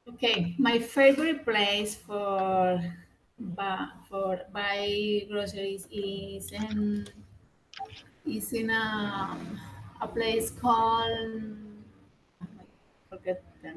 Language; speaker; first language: English; non-native, learner; Spanish